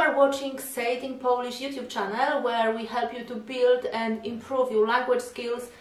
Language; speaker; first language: English; non-native, fluent; Polish